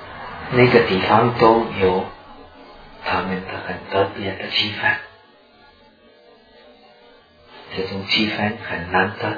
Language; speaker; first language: Chinese; non-native, fluent; Czech